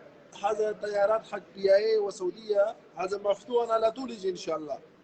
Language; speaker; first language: Arabic; non-native, learner; Pashto